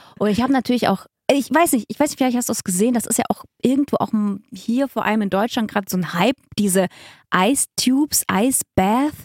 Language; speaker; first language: German; early bilingual, other home language; Russian